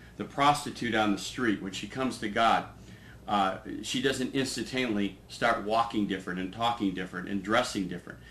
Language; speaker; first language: English; native; English